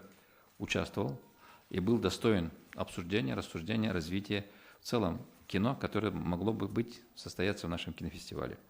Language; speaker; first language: Russian; native; Russian